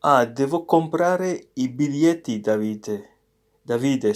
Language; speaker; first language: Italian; non-native, learner; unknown